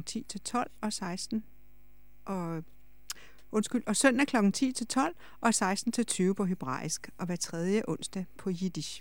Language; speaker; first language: Danish; native; Danish